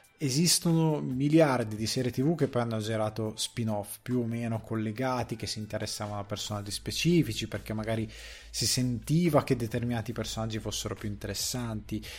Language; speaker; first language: Italian; native; Italian